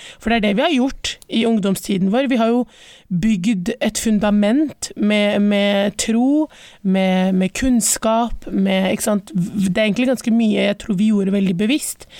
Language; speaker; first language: Norwegian; early bilingual, other home language; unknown